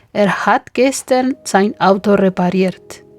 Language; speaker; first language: German; non-native, fluent; Spanish